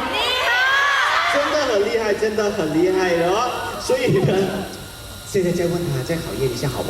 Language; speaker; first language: Chinese; non-native, fluent; Thai